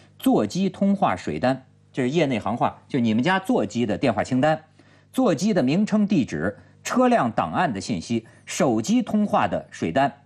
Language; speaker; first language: Chinese; native; Chinese